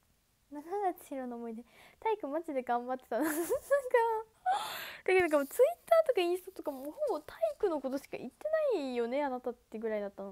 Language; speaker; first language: Japanese; native; Japanese